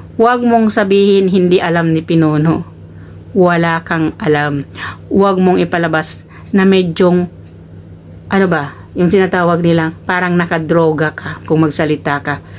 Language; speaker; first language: Filipino; non-native, local second language; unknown